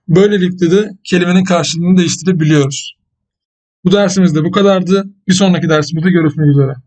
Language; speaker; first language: Turkish; native; Turkish